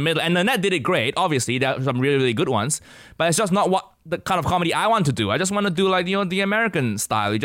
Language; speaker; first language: English; non-native, local second language; Cantonese